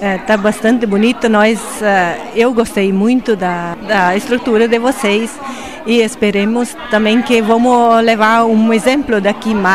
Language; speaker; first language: Portuguese; non-native, learner; Spanish